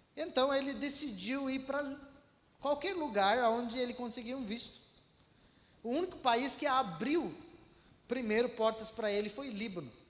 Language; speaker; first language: Portuguese; non-native, fluent; Malayalam